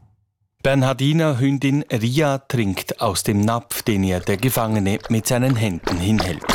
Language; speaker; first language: German; native; German